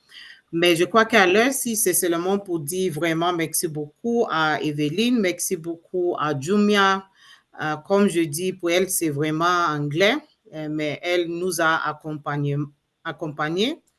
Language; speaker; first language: French; non-native, learner; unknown